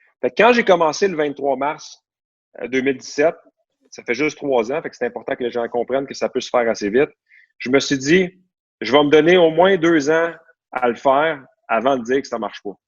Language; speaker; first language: French; native; French